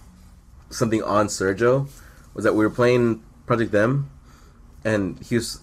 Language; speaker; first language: English; early bilingual, other home language; Spanish